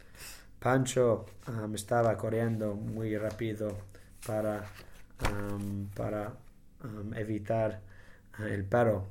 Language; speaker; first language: Spanish; non-native, learner; English